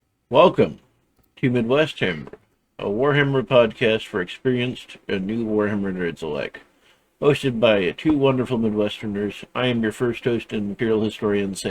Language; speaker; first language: English; native; English